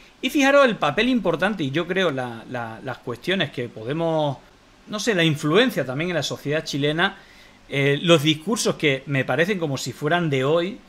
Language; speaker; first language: Spanish; native; Spanish